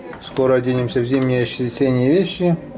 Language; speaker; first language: Russian; native; Russian